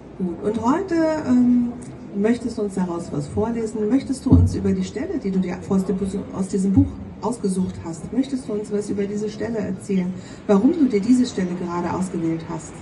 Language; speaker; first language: German; native; German